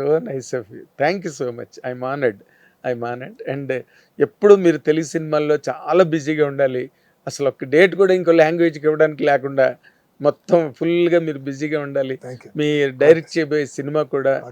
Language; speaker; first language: Telugu; native; Telugu